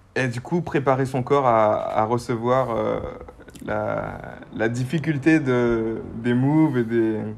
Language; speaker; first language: French; native; French